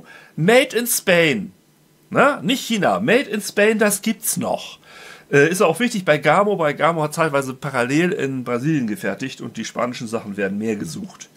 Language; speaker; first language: German; native; German